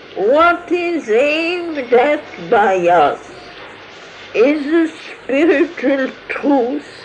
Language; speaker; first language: English; non-native, fluent; French